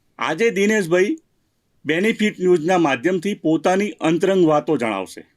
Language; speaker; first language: Gujarati; native; Gujarati